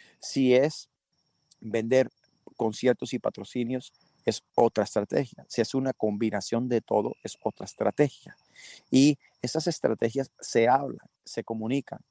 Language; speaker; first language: Spanish; early bilingual, heritage; Spanish